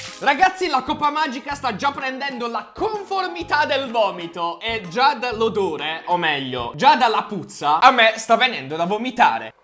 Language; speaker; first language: Italian; native; Italian